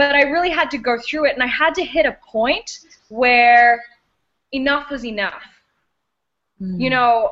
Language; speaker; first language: English; native; English